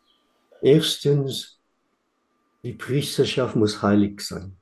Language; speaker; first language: German; non-native, fluent; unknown